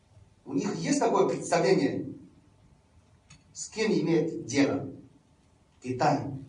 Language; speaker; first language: Russian; non-native, fluent; Chinese